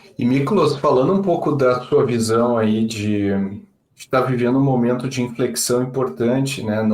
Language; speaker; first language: Portuguese; native; Portuguese